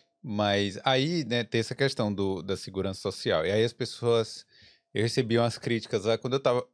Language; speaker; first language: Portuguese; native; Portuguese